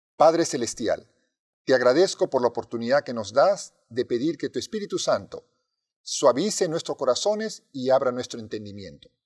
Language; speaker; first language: Spanish; native; Spanish